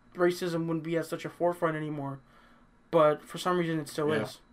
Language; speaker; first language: English; native; English